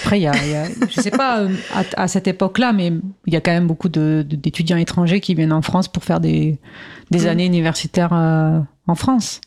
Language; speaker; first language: French; native; French